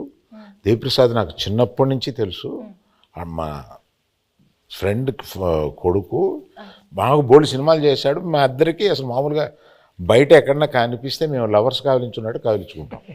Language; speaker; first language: Telugu; native; Telugu